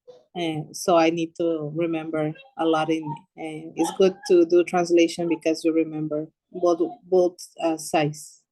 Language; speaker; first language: English; early bilingual, other home language; Spanish